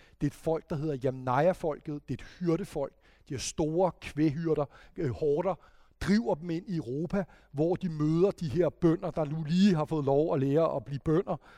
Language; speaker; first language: Danish; native; Danish